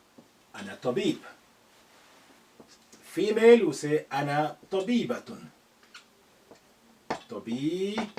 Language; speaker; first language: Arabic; non-native, fluent; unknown